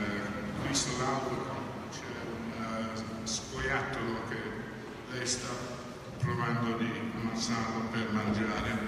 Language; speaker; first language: Italian; non-native, fluent; English